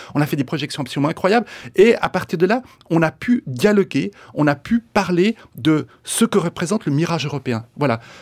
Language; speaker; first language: French; early bilingual, other home language; Spanish